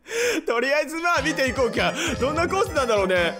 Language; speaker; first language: Japanese; native; Japanese